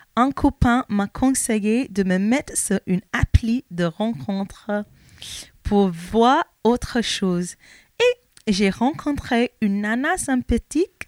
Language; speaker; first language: French; non-native, learner; English